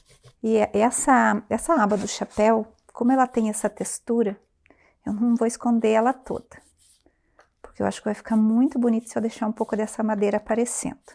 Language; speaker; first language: Portuguese; native; Portuguese